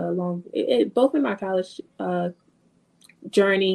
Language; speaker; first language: English; native; English